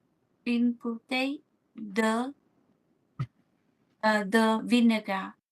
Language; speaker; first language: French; non-native, learner; Vietnamese